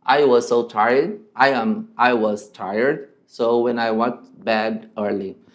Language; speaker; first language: English; non-native, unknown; Portuguese